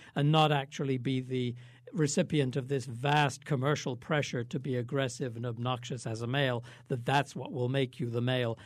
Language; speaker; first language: English; native; English